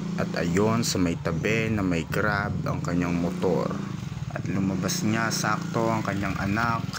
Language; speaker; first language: Filipino; non-native, local second language; Bikol